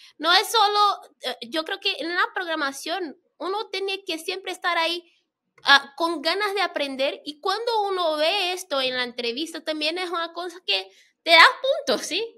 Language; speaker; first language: Spanish; non-native, fluent; Portuguese